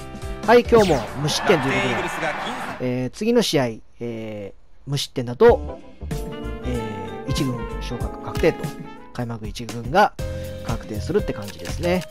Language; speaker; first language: Japanese; native; Japanese